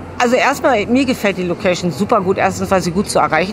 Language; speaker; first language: German; native; German